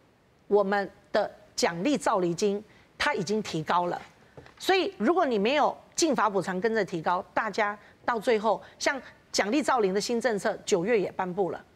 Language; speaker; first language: Chinese; native; Chinese